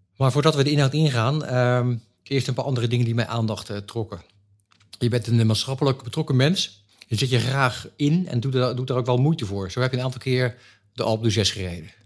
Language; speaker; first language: Dutch; native; Dutch